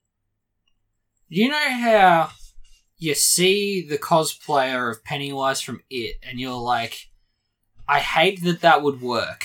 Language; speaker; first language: English; native; English